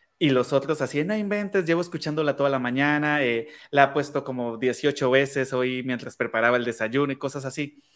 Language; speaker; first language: Spanish; native; Spanish